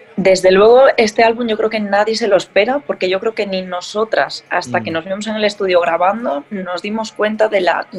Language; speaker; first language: Spanish; native; Spanish